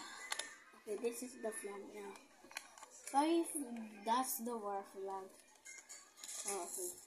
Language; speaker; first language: English; non-native, local second language; Filipino